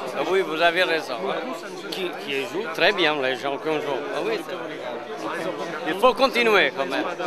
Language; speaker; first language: French; non-native, learner; Portuguese